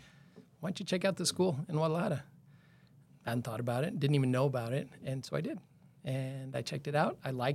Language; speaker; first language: English; native; English